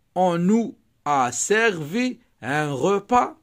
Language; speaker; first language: French; non-native, local second language; Arabic